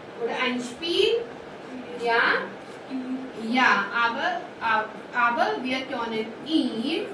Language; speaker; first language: German; non-native, fluent; Hindi